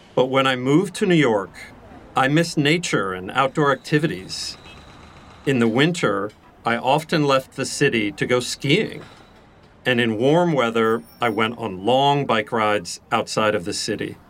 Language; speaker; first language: English; native; English